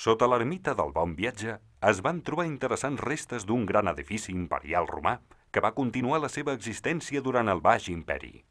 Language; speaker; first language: Catalan; native; Catalan